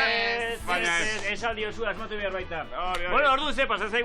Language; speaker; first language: Basque; native; Basque